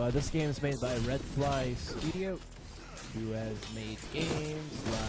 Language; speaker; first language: English; native; English